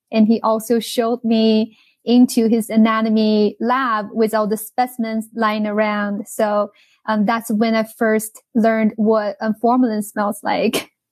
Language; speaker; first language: English; non-native, fluent; Chinese